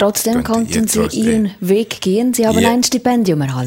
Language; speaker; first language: German; native; German